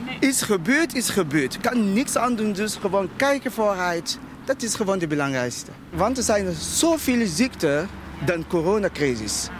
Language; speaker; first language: Dutch; non-native, fluent; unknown